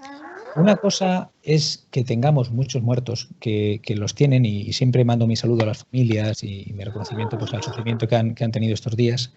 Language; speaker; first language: Spanish; native; Spanish